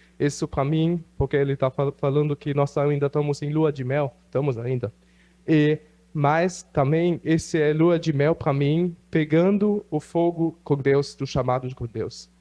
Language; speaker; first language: Portuguese; non-native, local second language; German